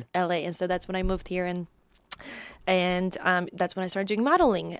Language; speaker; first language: English; early bilingual, other home language; Polish